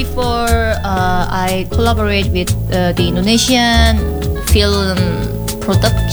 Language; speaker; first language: English; non-native, learner; Korean